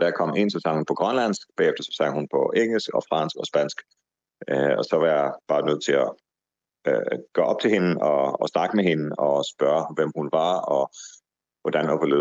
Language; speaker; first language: Danish; non-native, fluent; Hebrew